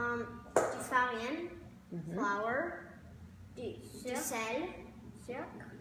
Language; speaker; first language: French; non-native, learner; English